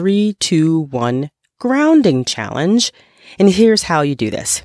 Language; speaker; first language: English; native; English